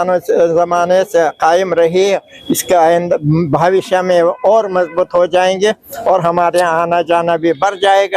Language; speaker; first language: Hindi; non-native, fluent; Uzbek